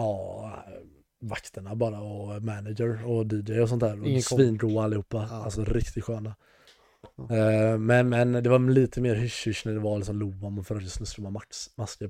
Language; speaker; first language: Swedish; native; Swedish